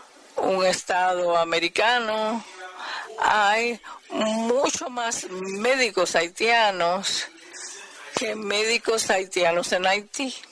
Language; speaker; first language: Spanish; non-native, fluent; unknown